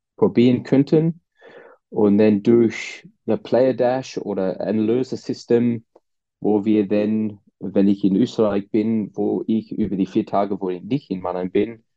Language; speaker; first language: German; non-native, fluent; English